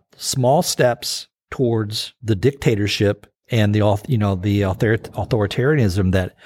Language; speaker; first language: English; native; English